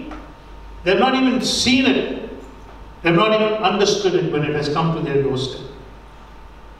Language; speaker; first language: English; non-native, local second language; Tamil